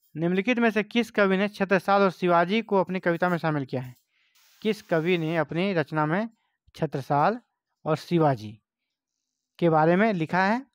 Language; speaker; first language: Hindi; native; Hindi